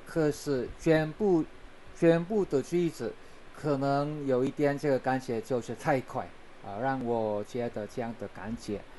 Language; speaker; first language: Chinese; non-native, learner; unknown